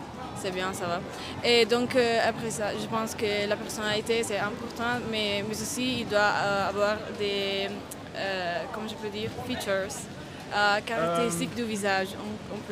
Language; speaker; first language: French; non-native, fluent; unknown